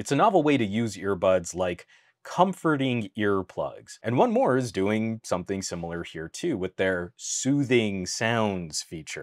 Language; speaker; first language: English; native; English